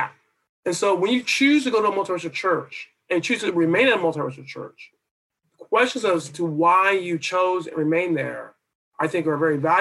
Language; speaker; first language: English; native; English